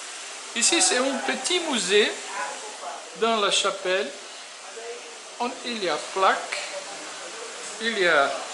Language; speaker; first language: French; non-native, learner; Portuguese